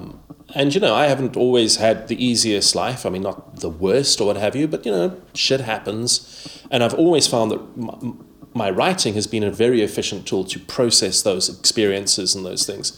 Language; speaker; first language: English; native; English